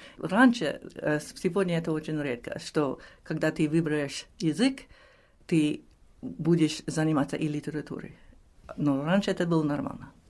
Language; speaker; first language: Russian; non-native, fluent; English